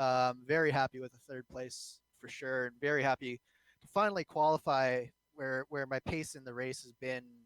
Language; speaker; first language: English; native; English